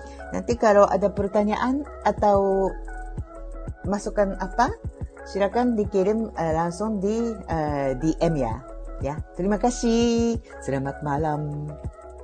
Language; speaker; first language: Indonesian; non-native, fluent; Japanese